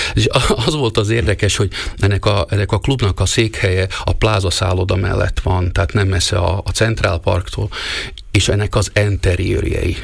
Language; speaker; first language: Hungarian; native; Hungarian